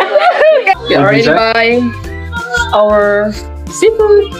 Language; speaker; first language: English; non-native, learner; Indonesian